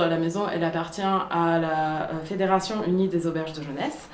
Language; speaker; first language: French; native; French